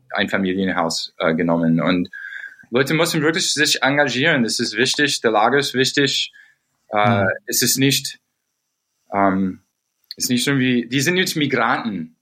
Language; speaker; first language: German; non-native, fluent; English